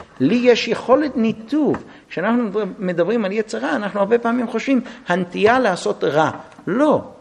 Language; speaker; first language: Hebrew; non-native, fluent; English